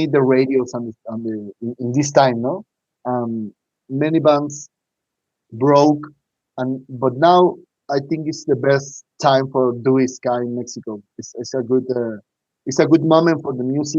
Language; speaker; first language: English; non-native, learner; Spanish